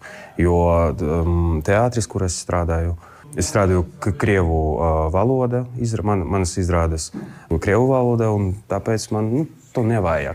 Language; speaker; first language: Latvian; non-native, learner; Russian